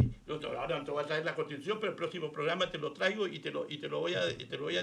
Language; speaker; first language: Spanish; native; Spanish